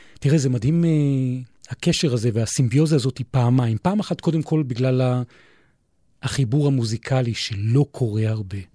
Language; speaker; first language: Hebrew; native; Hebrew